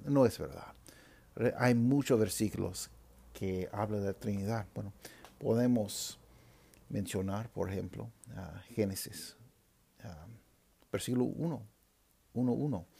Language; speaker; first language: Spanish; non-native, fluent; English